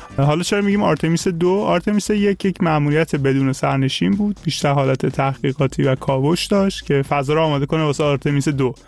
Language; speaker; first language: Persian; native; Persian